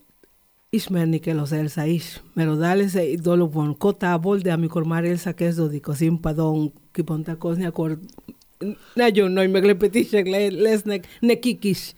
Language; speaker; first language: Hungarian; non-native, learner; Spanish